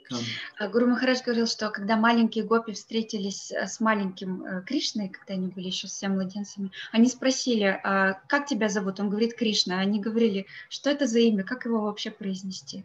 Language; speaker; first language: Russian; native; Russian